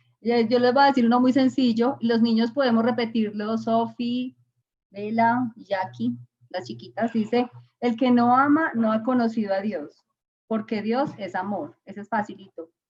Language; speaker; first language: Spanish; native; Spanish